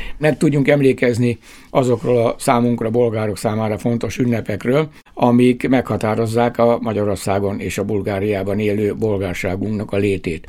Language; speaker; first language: Hungarian; native; Hungarian